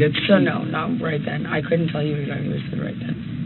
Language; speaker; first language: English; native; English